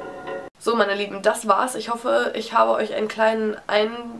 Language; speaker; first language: German; native; German